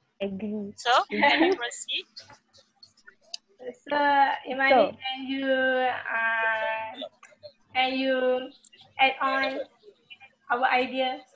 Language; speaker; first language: English; non-native, learner; Malay